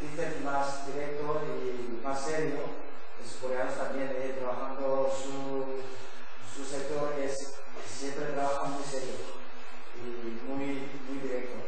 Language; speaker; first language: Spanish; non-native, learner; Korean